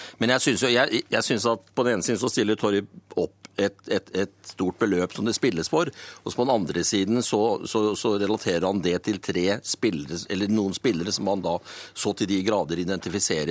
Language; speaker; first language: Norwegian; native; Norwegian